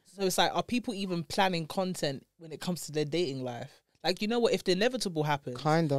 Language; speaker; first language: English; native; English